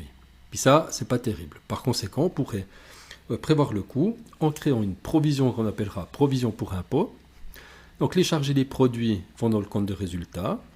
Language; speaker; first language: French; native; French